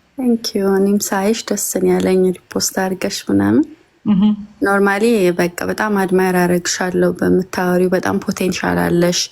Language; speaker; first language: Amharic; non-native, local second language; Wolaytta